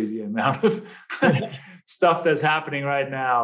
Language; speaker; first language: English; non-native, fluent; Danish